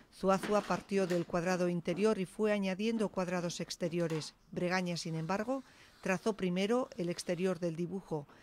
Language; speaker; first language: Spanish; native; Spanish